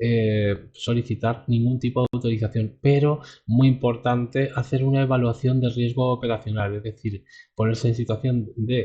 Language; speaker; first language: Spanish; native; Spanish